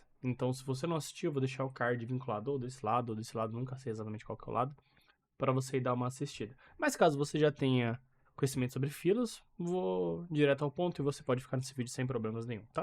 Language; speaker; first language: Portuguese; native; Portuguese